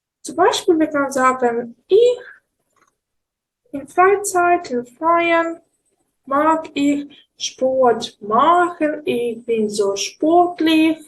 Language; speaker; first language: German; non-native, learner; Ukrainian